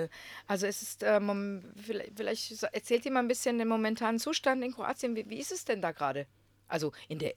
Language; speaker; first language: German; non-native, fluent; Croatian